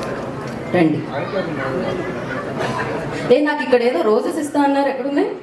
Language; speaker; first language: Telugu; native; Telugu